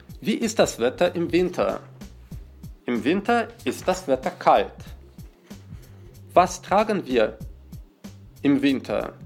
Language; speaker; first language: German; non-native, fluent; Russian